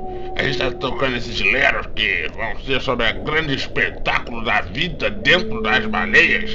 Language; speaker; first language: Portuguese; native; Portuguese